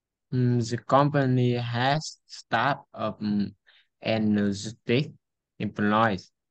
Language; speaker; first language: English; non-native, learner; Vietnamese